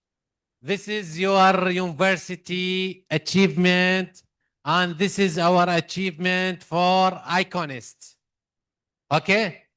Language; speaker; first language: English; non-native, fluent; Arabic